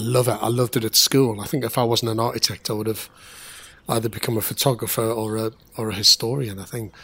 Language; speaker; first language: English; native; English